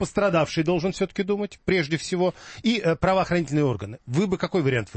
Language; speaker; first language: Russian; native; Russian